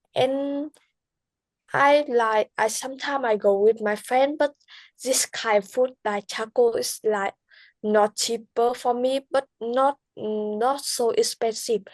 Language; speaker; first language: English; non-native, learner; Vietnamese